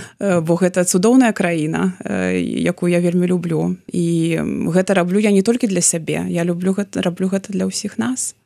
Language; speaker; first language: Belarusian; non-native, local second language; Russian